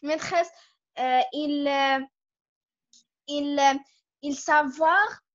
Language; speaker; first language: French; non-native, learner; Arabic